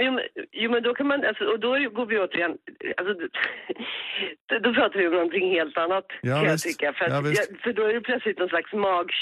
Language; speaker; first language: Swedish; native; Swedish